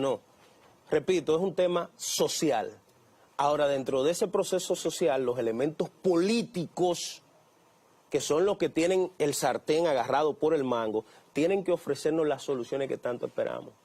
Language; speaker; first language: Spanish; native; Spanish